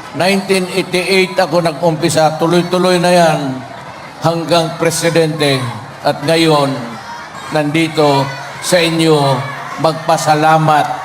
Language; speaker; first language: Filipino; non-native, local second language; Cebuano